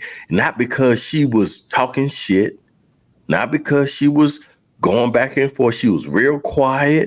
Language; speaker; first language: English; native; English